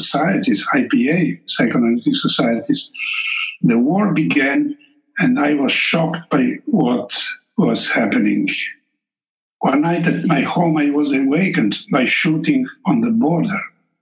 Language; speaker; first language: English; non-native, fluent; Slovenian